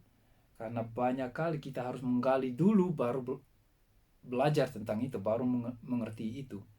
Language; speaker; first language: Indonesian; non-native, fluent; Dutch